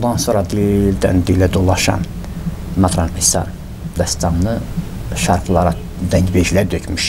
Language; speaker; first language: Turkish; non-native, local second language; Kurdish